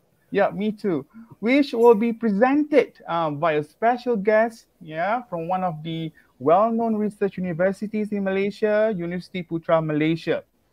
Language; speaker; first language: English; non-native, local second language; Malay